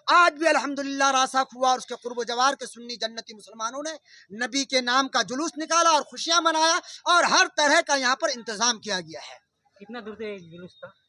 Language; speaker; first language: Urdu; non-native, local second language; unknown